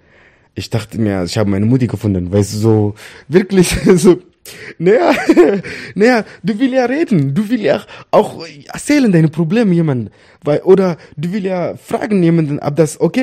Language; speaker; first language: German; non-native, fluent; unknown